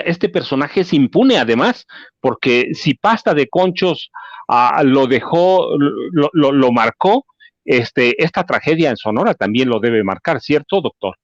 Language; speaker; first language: Spanish; native; Spanish